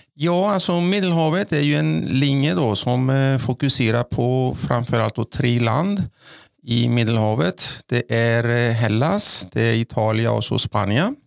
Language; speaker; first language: Norwegian; non-native, fluent; Greek